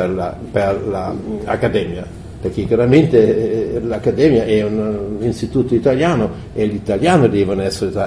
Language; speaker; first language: Italian; non-native, fluent; German